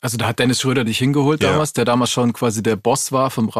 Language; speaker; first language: German; native; German